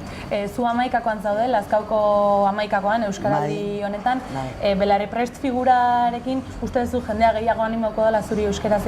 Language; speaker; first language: Basque; native; Basque